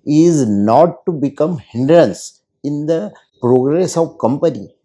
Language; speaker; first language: English; non-native, local second language; Hindi